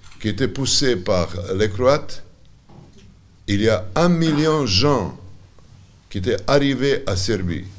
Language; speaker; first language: French; non-native, learner; Serbian